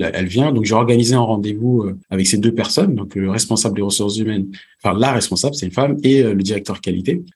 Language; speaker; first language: French; early bilingual, other home language; Fula